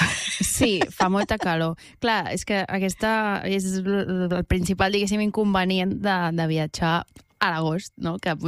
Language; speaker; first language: Catalan; native; Catalan